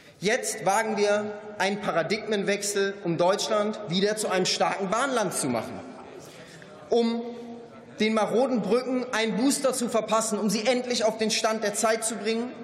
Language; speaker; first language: German; native; German